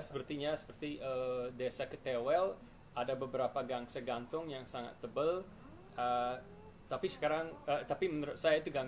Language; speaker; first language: Indonesian; non-native, fluent; English